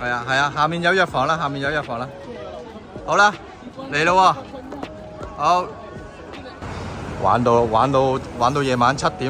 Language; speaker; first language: Chinese; native; Chinese